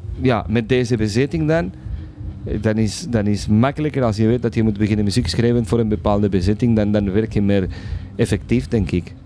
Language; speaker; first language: Dutch; non-native, fluent; Spanish